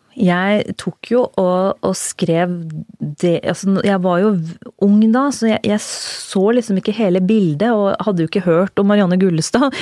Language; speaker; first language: Norwegian; early bilingual, other home language; Urdu